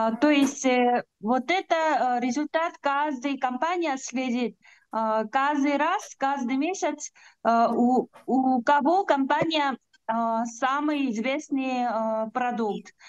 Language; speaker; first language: Russian; non-native, learner; Korean